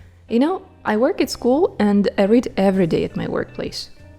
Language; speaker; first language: English; non-native, fluent; Ukrainian